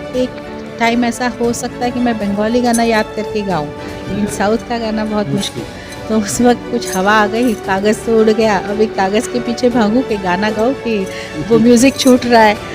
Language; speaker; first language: Hindi; non-native, local second language; Marathi